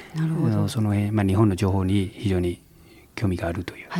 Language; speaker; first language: Japanese; non-native, fluent; Chinese